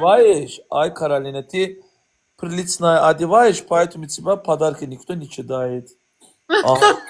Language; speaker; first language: Russian; non-native, learner; Azerbaijani